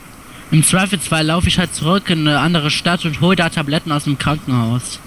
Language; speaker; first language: German; native; German